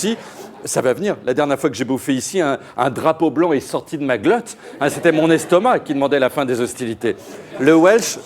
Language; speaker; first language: French; native; French